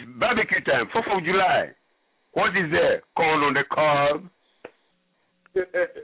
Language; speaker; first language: English; non-native, local second language; French